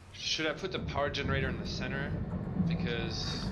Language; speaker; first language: English; native; English